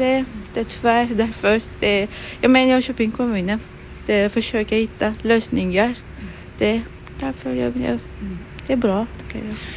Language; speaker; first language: Swedish; non-native, learner; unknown